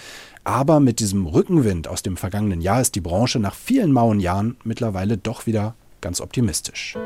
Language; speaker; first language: German; native; German